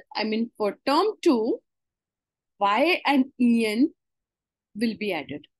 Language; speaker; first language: English; non-native, local second language; Hindi